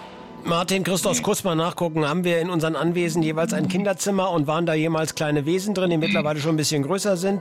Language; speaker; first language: German; native; German